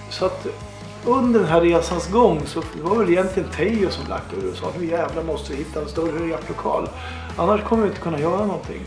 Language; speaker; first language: Swedish; native; Swedish